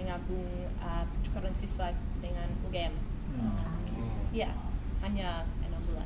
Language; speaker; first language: Indonesian; non-native, fluent; English